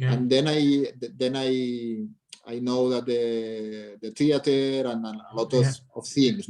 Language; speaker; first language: English; non-native, learner; Catalan